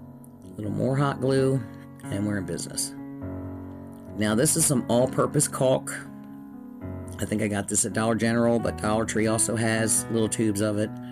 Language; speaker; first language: English; native; English